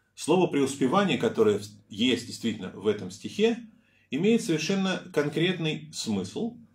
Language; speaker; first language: Russian; native; Russian